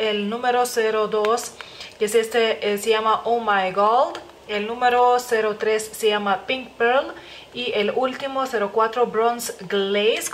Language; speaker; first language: Spanish; non-native, fluent; Lithuanian